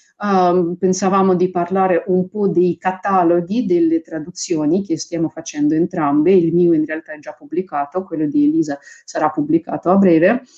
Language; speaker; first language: Italian; non-native, fluent; Russian